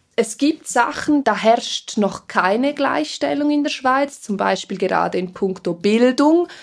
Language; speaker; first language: German; non-native, fluent; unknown